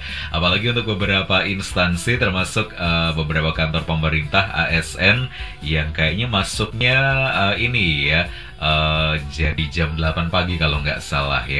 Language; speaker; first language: Indonesian; native; Indonesian